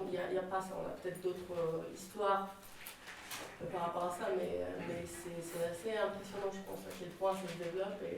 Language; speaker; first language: French; non-native, fluent; Polish